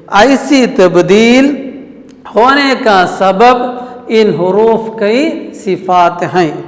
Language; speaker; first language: Urdu; non-native, local second language; Malayalam